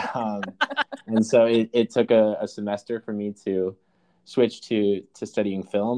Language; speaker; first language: English; native; English